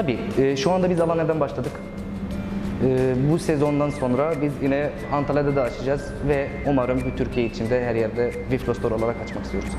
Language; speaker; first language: Turkish; non-native, learner; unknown